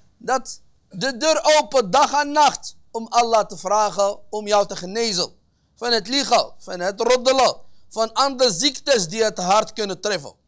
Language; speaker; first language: Dutch; early bilingual, other home language; Arabic